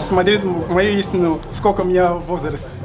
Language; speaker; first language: Russian; non-native, learner; Portuguese